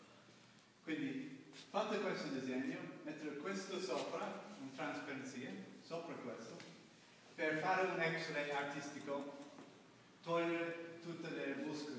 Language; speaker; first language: Italian; non-native, learner; English